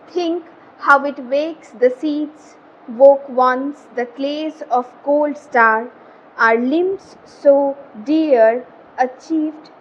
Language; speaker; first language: English; non-native, local second language; Bangla